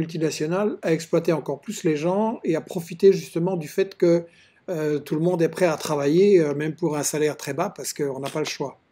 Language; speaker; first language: French; native; French